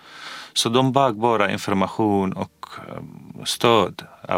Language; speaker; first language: Swedish; non-native, fluent; Arabic